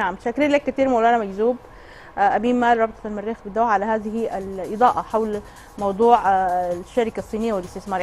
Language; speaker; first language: Arabic; native; Arabic